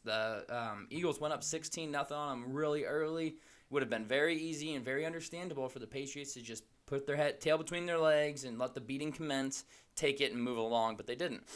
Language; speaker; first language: English; native; English